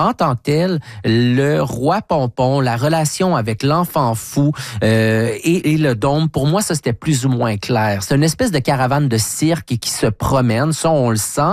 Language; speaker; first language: French; native; French